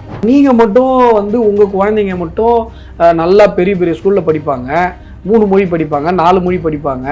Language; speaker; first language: Tamil; native; Tamil